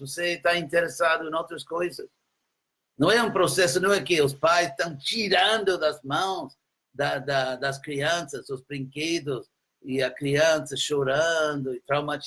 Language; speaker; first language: Portuguese; non-native, fluent; English